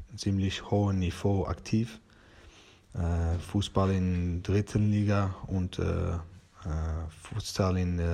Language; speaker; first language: German; non-native, learner; Persian